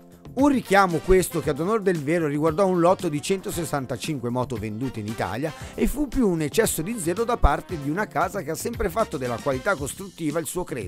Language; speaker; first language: Italian; native; Italian